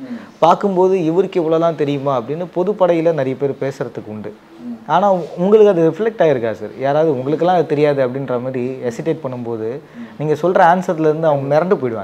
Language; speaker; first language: Tamil; native; Tamil